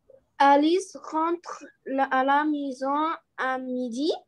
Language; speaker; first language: French; non-native, learner; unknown